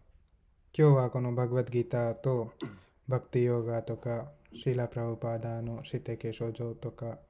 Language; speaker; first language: Japanese; non-native, fluent; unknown